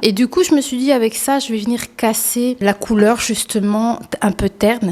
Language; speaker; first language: French; native; French